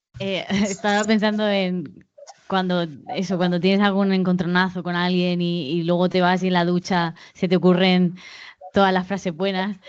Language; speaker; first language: Spanish; native; Spanish